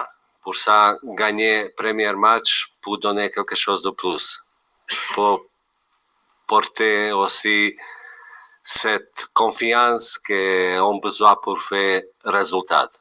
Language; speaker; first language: French; non-native, learner; Bosnian